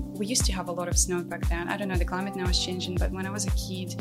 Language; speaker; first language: English; non-native, fluent; Ukrainian